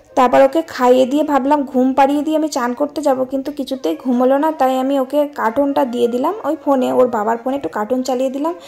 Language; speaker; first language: Bangla; native; Bangla